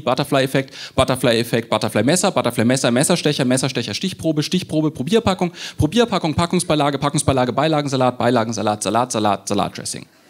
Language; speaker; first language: German; native; German